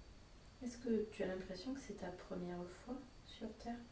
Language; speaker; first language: French; native; French